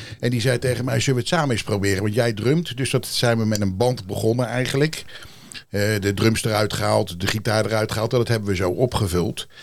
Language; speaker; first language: Dutch; native; Dutch